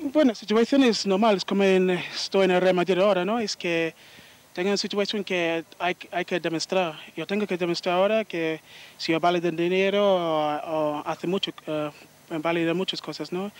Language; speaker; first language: Spanish; non-native, learner; English